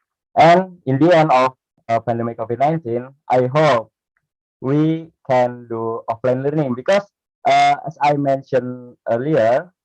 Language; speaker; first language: English; non-native, learner; Indonesian